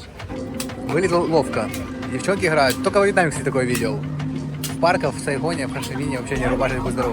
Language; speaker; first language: Russian; native; Russian